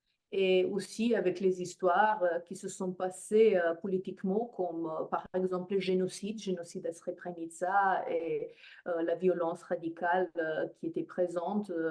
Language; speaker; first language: French; non-native, fluent; Slovenian